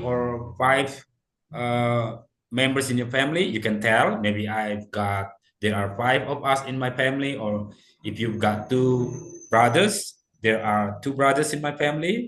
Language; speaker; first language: English; non-native, fluent; Indonesian